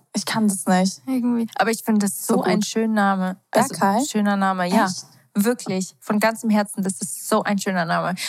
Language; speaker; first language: German; early bilingual, other home language; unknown